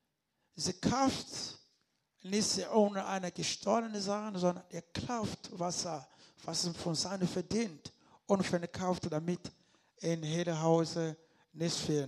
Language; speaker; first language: German; non-native, learner; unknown